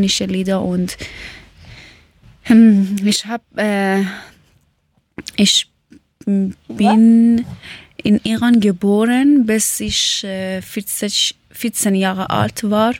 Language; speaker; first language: German; non-native, learner; Persian